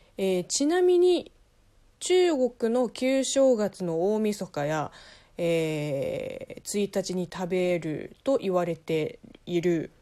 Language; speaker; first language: Japanese; non-native, fluent; Chinese